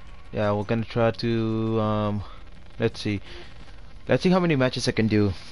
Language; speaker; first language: English; non-native, fluent; Spanish